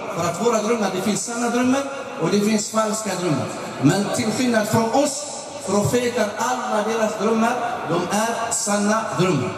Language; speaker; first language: Swedish; non-native, fluent; Arabic